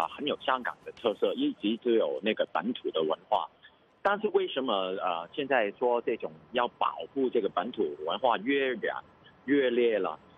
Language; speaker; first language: Chinese; non-native, local second language; Cantonese